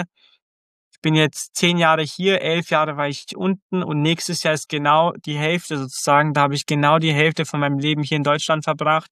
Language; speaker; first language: German; early bilingual, other home language; Croatian